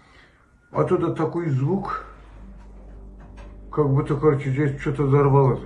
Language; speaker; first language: Russian; non-native, local second language; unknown